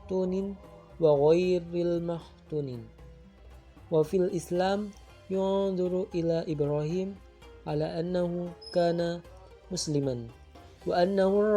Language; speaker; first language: Arabic; non-native, learner; Indonesian